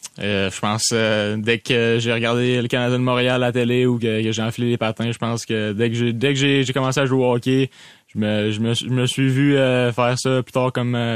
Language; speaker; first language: French; native; French